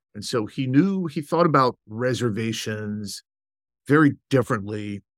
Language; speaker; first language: English; native; English